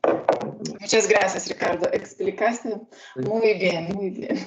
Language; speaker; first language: Spanish; non-native, learner; Lithuanian